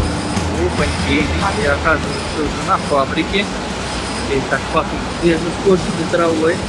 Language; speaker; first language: Russian; native; Russian